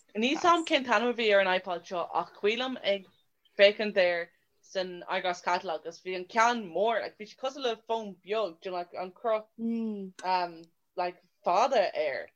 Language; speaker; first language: Irish; non-native, local second language; English